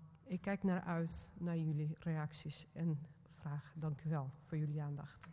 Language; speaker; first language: Dutch; non-native, fluent; Portuguese